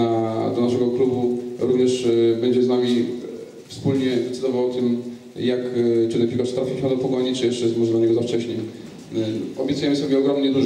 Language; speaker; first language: Polish; native; Polish